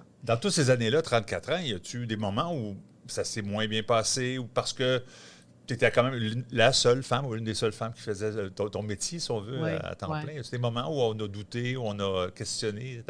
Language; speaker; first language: French; native; French